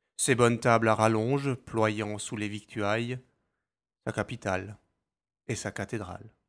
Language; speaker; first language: French; native; French